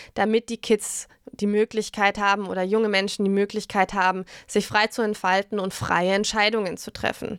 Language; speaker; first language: German; native; German